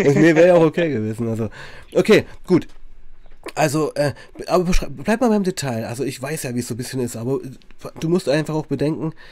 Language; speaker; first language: German; native; German